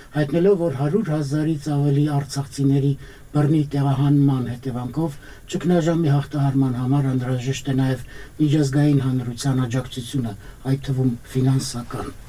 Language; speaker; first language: Armenian; native; Armenian